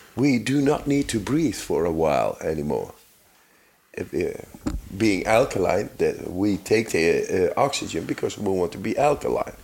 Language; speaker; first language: English; non-native, fluent; Dutch